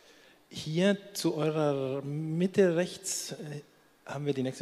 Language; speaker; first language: German; native; German